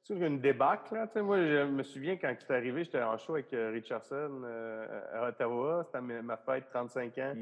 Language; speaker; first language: French; native; French